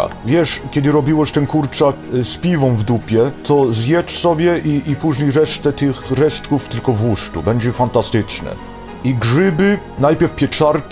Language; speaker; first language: Polish; early bilingual, heritage; Polish